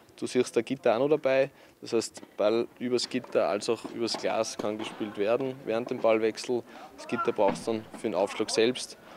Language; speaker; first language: German; native; German